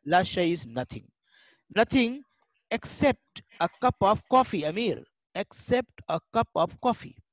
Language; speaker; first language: English; non-native, fluent; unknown